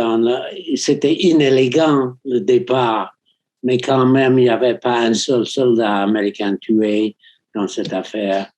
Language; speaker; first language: French; non-native, fluent; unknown